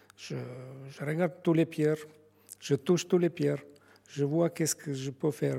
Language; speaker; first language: French; non-native, learner; Albanian